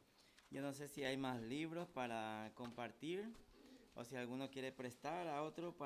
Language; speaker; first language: Spanish; native; Spanish